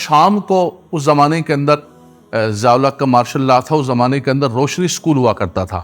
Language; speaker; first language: Urdu; non-native, local second language; Gujari